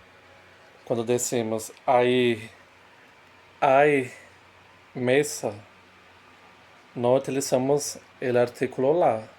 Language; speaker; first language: Spanish; non-native, fluent; Portuguese